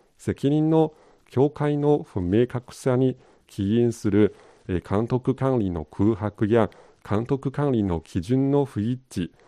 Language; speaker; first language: Japanese; non-native, fluent; Chinese